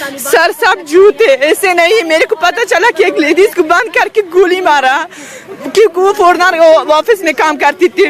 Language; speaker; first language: Hindi; non-native, learner; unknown